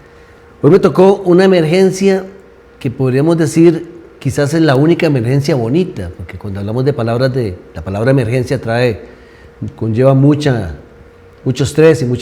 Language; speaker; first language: Spanish; native; Spanish